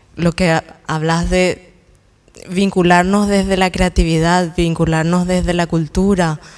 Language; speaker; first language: Spanish; native; Spanish